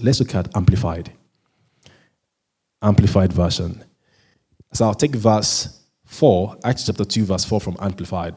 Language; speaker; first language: English; non-native, local second language; Yoruba